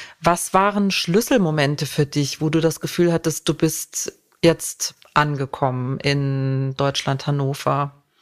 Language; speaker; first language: German; native; German